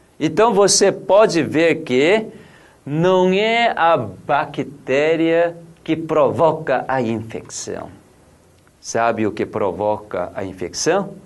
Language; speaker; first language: Portuguese; non-native, fluent; Korean